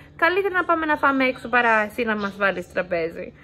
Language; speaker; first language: Greek; early bilingual, heritage; Greek